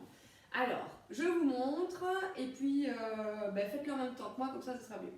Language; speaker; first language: French; native; French